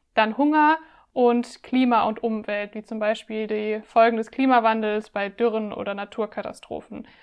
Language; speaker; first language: German; native; German